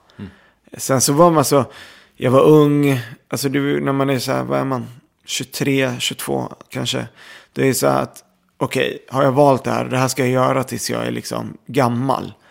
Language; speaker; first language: Swedish; early bilingual, other home language; Arabic